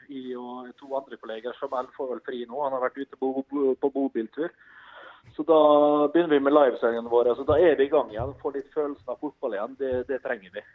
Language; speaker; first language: Norwegian; early bilingual, other home language; Dutch